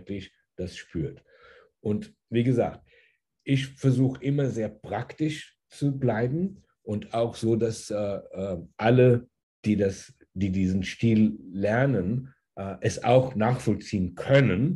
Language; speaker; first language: German; early bilingual, heritage; German